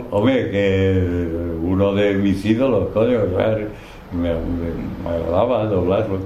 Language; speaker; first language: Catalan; non-native, local second language; Spanish